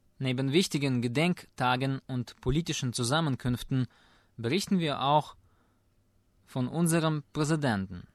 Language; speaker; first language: German; non-native, fluent; Russian